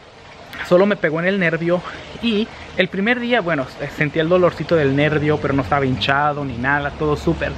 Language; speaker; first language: Spanish; native; Spanish